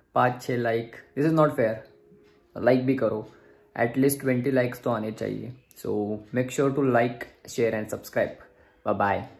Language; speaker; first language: Hindi; non-native, local second language; Marathi